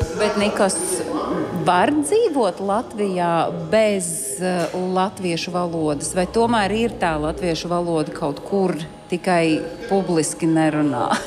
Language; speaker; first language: Latvian; native; Latvian